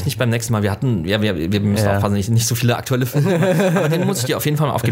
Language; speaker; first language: German; native; German